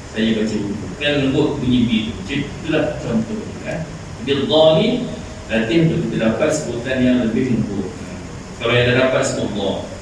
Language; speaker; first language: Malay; native; Malay